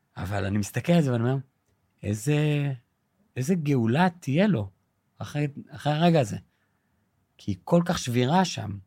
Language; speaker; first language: Hebrew; native; Hebrew